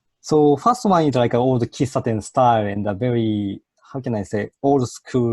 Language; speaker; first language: English; non-native, fluent; Japanese